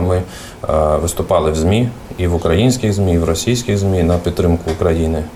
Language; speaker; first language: Ukrainian; non-native, fluent; Russian